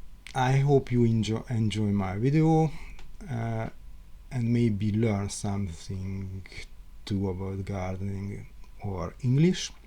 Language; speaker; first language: English; non-native, learner; Hungarian